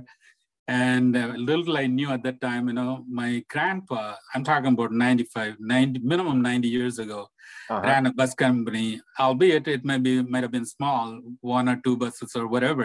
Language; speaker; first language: English; non-native, local second language; Tamil